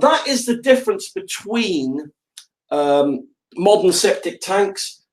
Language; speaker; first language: English; native; English